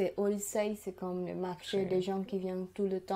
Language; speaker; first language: French; non-native, learner; Khmer